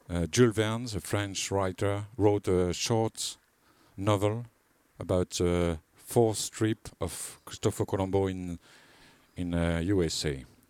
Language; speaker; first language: English; non-native, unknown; French